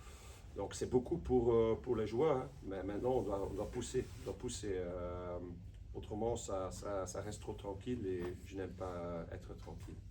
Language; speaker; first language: French; non-native, local second language; Dutch